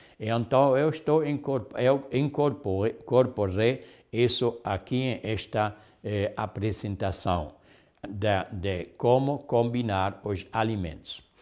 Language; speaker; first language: Portuguese; non-native, fluent; Spanish